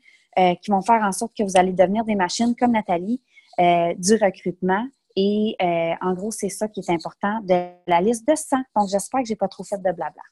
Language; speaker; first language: French; native; French